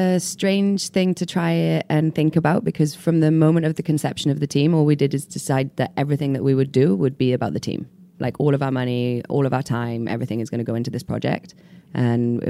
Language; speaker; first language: English; native; English